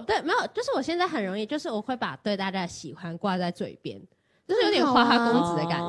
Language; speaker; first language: Chinese; native; Chinese